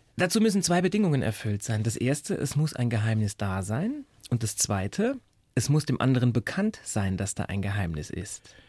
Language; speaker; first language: German; native; German